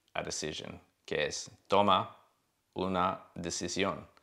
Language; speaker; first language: Spanish; non-native, learner; English